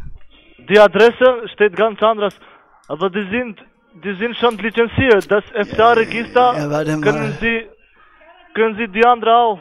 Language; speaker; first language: German; non-native, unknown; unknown